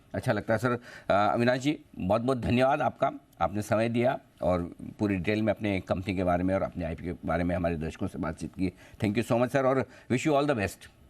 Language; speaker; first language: Hindi; native; Hindi